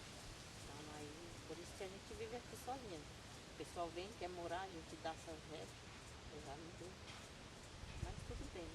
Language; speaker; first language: Portuguese; non-native, local second language; Guarani